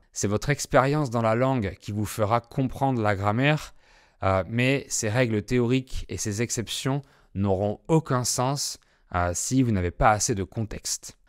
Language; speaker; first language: French; native; French